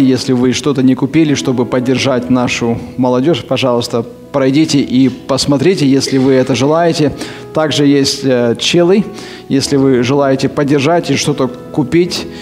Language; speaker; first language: Russian; native; Russian